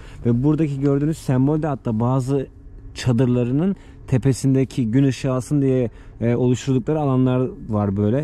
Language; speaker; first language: Turkish; native; Turkish